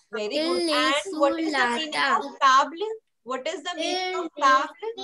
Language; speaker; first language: English; non-native, local second language; Hindi